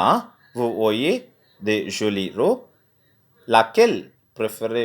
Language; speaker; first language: French; non-native, fluent; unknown